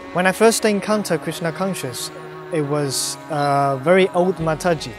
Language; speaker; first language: English; non-native, learner; Chinese